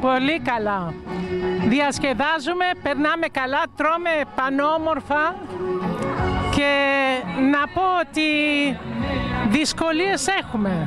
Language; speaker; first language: Greek; early bilingual, heritage; Greek